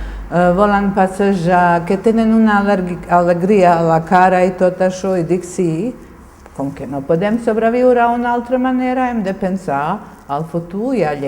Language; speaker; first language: Catalan; non-native, fluent; Bosnian